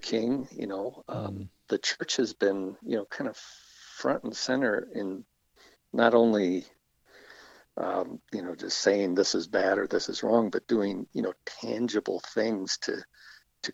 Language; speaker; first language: English; native; English